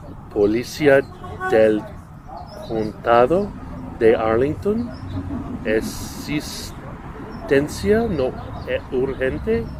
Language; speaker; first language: Spanish; non-native, learner; English